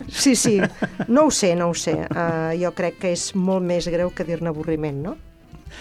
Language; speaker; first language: Catalan; native; Catalan